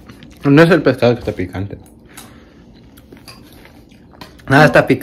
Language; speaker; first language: Spanish; early bilingual, heritage; Spanish